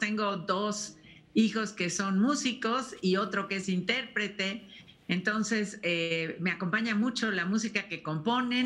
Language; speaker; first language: Spanish; native; Spanish